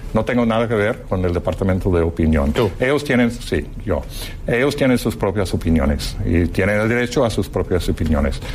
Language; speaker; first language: Spanish; non-native, fluent; English